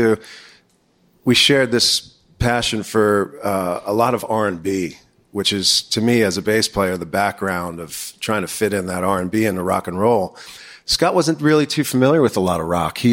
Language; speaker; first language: English; native; English